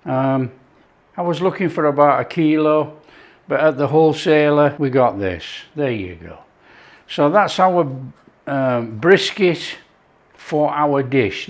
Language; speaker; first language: English; native; English